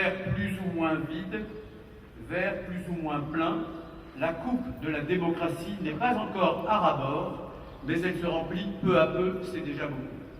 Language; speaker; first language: French; native; French